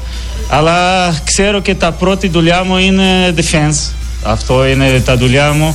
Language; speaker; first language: Greek; non-native, learner; Portuguese